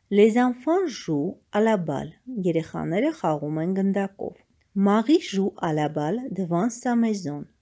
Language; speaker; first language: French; non-native, fluent; Armenian